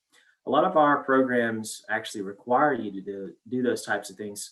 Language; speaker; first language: English; native; English